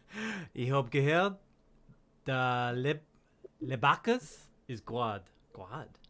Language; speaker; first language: German; non-native, learner; English